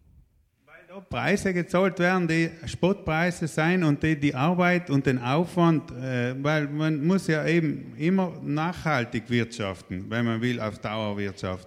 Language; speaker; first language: German; native; German